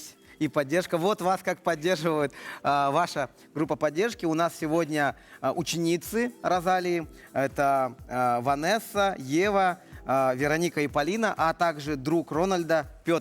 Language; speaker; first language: Russian; native; Russian